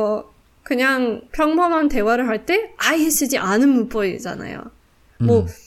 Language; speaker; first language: Korean; non-native, fluent; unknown